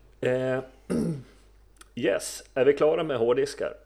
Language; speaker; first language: Swedish; native; Swedish